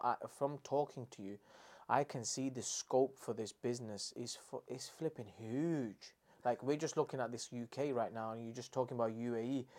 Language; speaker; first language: English; non-native, local second language; Urdu